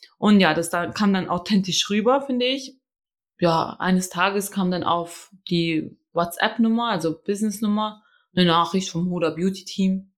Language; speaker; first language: German; early bilingual, other home language; Albanian